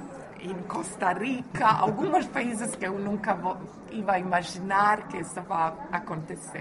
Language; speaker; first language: Portuguese; non-native, learner; Croatian